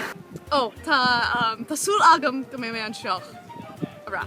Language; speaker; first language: Irish; non-native, learner; English